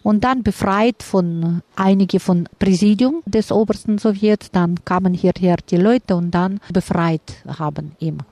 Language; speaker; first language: German; non-native, learner; Russian